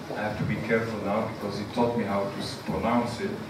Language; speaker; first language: English; non-native, fluent; Hebrew